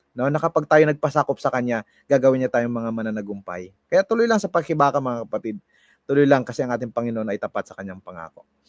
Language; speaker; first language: Filipino; non-native, local second language; Hiligaynon